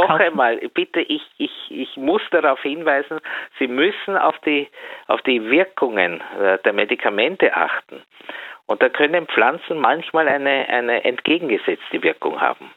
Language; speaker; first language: German; native; German